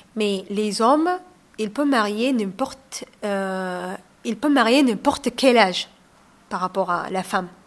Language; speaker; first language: French; non-native, learner; Somali